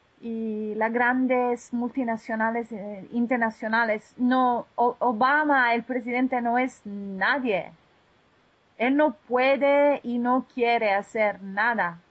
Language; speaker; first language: Spanish; non-native, fluent; Italian